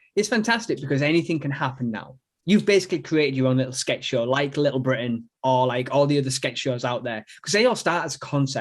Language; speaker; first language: English; native; English